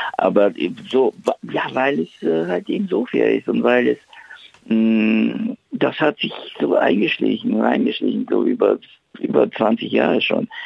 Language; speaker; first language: German; non-native, fluent; Bulgarian